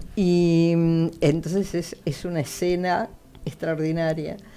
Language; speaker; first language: Spanish; native; Spanish